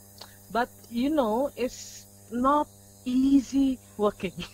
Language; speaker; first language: English; non-native, learner; Indonesian